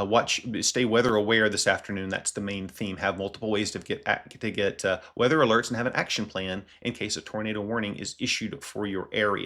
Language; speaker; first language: English; native; English